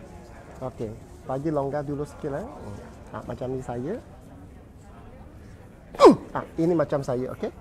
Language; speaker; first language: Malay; non-native, local second language; Cantonese